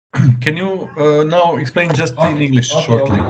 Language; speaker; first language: English; non-native, learner; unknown